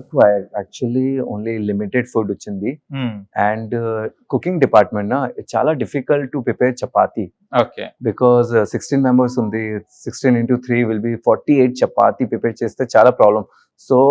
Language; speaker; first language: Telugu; non-native, learner; Hindi